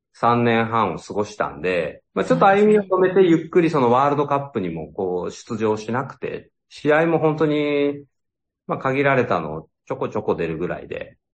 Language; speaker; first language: Japanese; native; Japanese